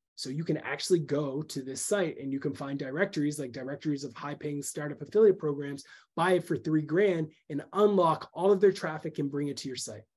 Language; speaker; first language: English; native; English